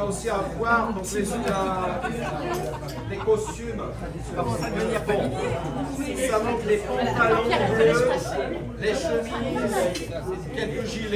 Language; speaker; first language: French; non-native, fluent; Serbian